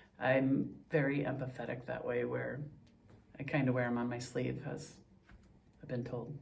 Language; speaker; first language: English; native; English